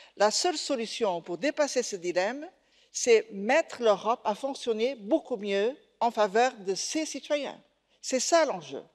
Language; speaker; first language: French; non-native, fluent; Portuguese